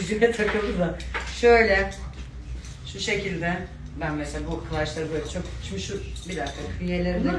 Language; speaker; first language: Turkish; native; Turkish